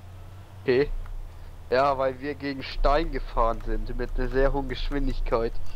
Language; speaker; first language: German; native; German